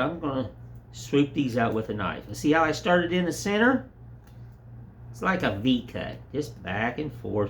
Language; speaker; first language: English; native; English